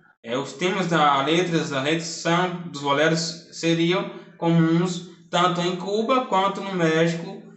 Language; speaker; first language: Portuguese; native; Portuguese